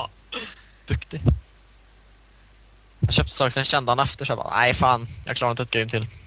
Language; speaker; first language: Swedish; native; Swedish